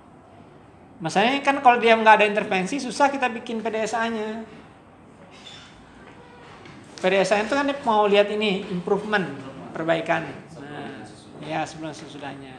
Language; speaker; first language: Indonesian; native; Indonesian